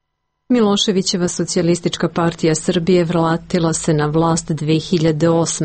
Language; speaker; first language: Serbian; native; Serbian